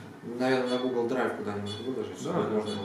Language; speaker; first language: Russian; native; Russian